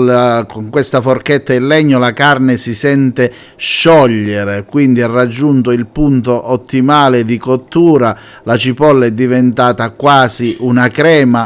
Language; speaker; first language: Italian; native; Italian